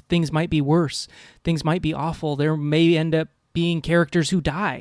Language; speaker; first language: English; native; English